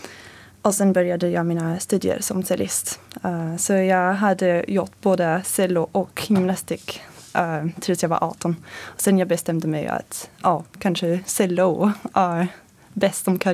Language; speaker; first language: Swedish; non-native, fluent; French